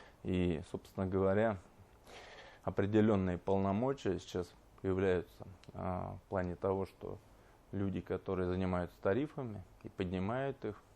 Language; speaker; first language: Russian; native; Russian